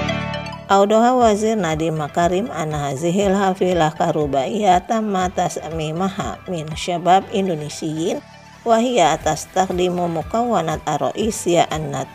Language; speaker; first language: Arabic; non-native, learner; Indonesian